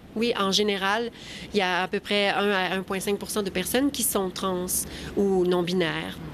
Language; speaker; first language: French; native; French